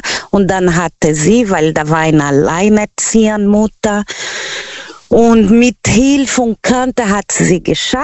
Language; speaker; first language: German; non-native, learner; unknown